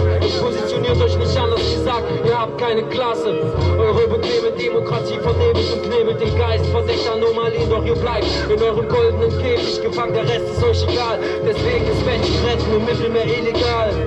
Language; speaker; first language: German; native; German